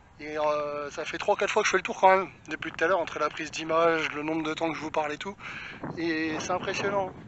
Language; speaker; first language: French; native; French